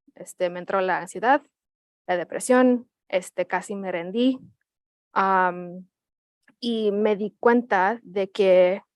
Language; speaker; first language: Spanish; early bilingual, heritage; Spanish